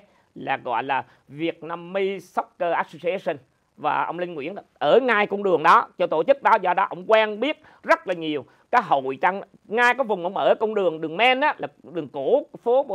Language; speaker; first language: Vietnamese; native; Vietnamese